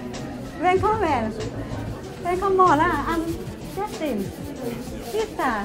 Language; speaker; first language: Swedish; non-native, learner; Vietnamese